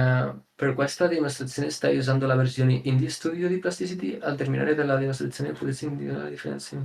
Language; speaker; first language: Italian; non-native, learner; Spanish